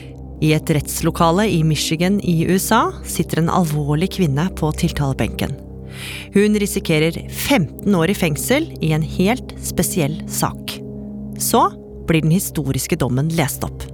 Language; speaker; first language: Norwegian; native; Norwegian